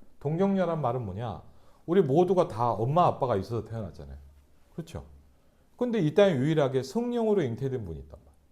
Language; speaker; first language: Korean; native; Korean